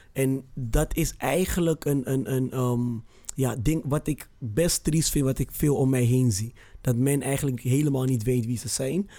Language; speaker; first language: Dutch; early bilingual, other home language; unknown